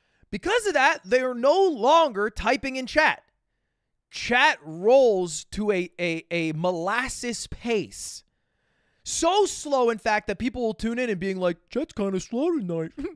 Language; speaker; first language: English; native; English